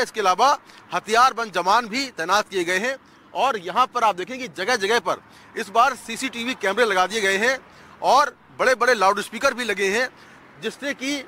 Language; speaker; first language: Hindi; native; Hindi